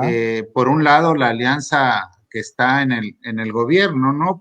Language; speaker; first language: Spanish; native; Spanish